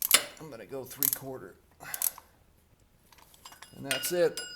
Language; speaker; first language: English; native; English